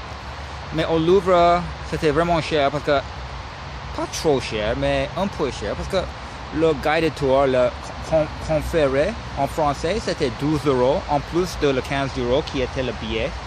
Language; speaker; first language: French; non-native, learner; English